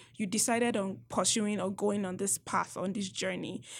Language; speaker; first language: English; non-native, local second language; Yoruba